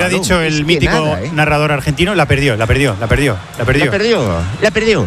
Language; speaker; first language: Spanish; native; Spanish